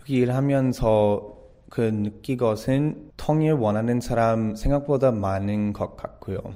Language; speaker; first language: Korean; non-native, learner; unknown